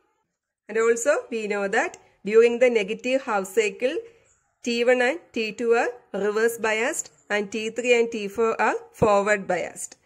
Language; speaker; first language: English; non-native, local second language; Malayalam